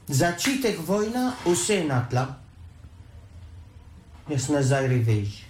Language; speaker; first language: Slovenian; non-native, learner; Arabic